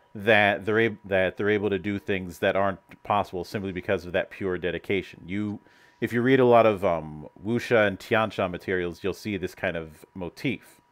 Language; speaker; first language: English; native; English